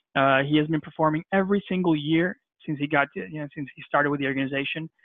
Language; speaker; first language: English; non-native, fluent; Spanish